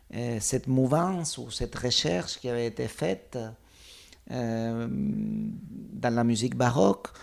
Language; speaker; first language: French; non-native, fluent; Spanish